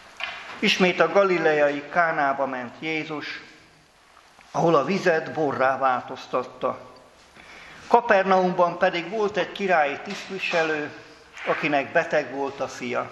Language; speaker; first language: Hungarian; native; Hungarian